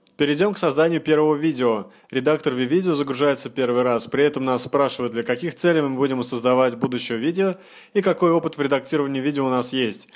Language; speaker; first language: Russian; native; Russian